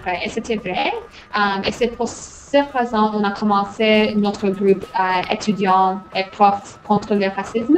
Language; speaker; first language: French; non-native, fluent; English